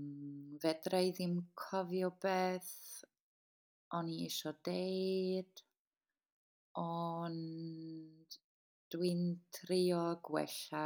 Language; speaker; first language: Welsh; non-native, learner; English